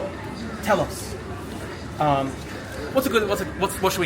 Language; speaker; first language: English; native; English